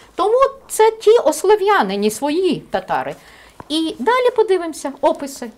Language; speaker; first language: Ukrainian; native; Ukrainian